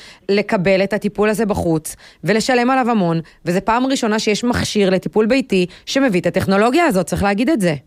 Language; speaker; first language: Hebrew; native; Hebrew